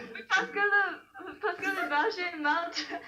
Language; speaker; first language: French; non-native, learner; English